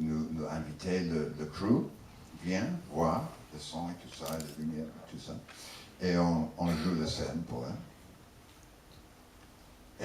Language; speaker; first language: French; non-native, learner; English